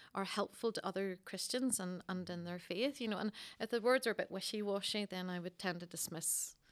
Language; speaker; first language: English; native; English